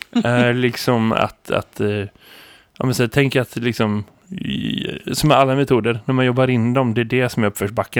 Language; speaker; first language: Swedish; native; Swedish